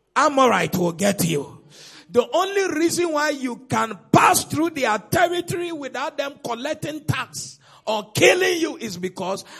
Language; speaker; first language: English; non-native, local second language; Akan